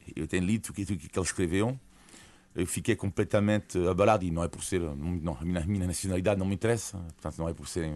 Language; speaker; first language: Portuguese; non-native, fluent; French